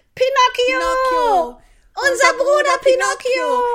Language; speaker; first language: German; native; German